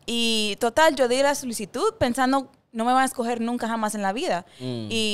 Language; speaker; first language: Spanish; early bilingual, heritage; Spanish